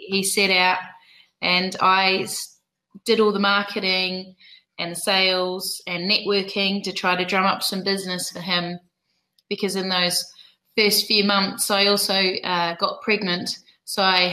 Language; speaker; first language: English; native; English